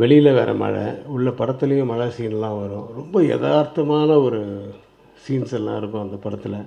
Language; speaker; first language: Tamil; native; Tamil